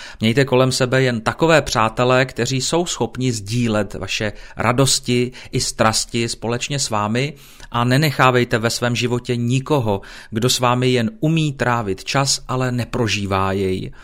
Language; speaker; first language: Czech; native; Czech